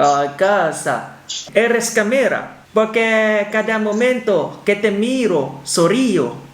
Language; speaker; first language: Spanish; non-native, learner; Thai